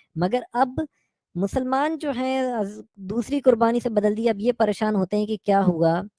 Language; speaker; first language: Urdu; native; Urdu